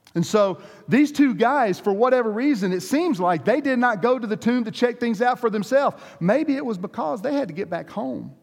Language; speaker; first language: English; native; English